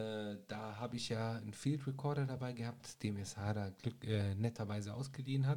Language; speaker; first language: German; native; German